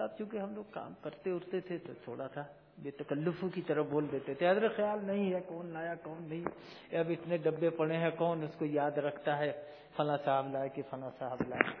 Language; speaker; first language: Urdu; native; Urdu